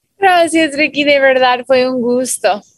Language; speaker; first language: Spanish; non-native, fluent; English